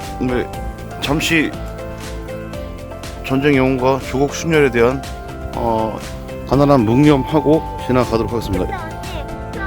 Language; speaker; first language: Korean; native; Korean